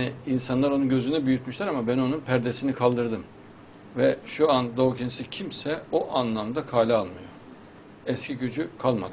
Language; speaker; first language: Turkish; native; Turkish